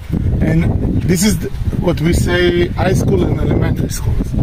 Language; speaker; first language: English; non-native, learner; Hebrew